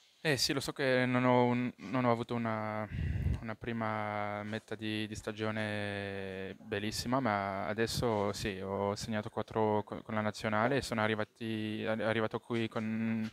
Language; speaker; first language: Italian; non-native, local second language; French